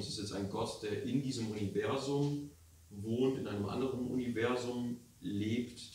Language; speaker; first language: German; native; German